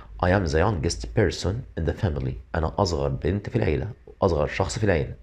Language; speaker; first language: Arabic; native; Arabic